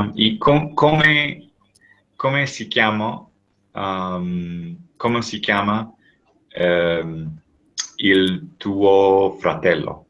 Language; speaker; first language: Italian; non-native, learner; English